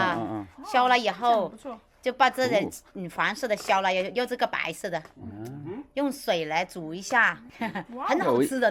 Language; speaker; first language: Chinese; native; Chinese